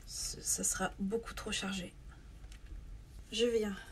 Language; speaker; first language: French; native; French